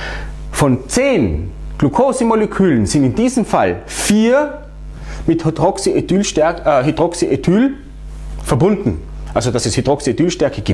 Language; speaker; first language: German; native; German